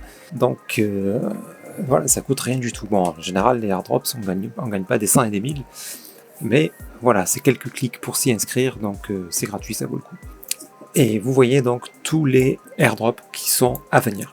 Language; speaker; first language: French; native; French